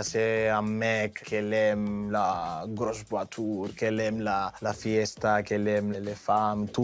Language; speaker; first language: French; non-native, fluent; Spanish